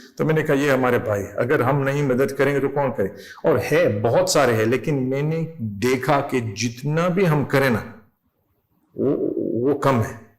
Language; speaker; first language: Urdu; non-native, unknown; English